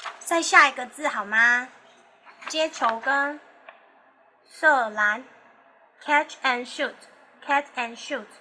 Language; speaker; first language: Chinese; early bilingual, heritage; Chinese